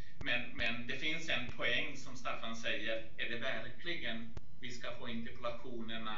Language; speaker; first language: Swedish; non-native, fluent; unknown